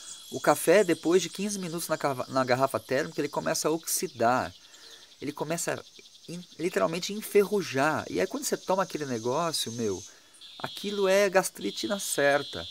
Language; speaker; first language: Portuguese; native; Portuguese